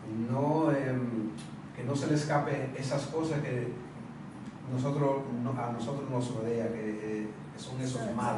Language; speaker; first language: Spanish; native; Spanish